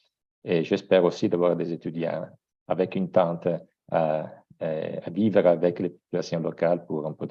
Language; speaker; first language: French; non-native, fluent; Italian